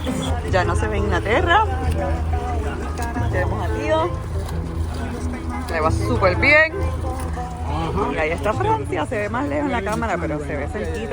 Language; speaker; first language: Spanish; early bilingual, heritage; Spanish